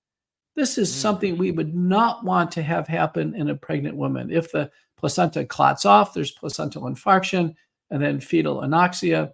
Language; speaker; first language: English; native; English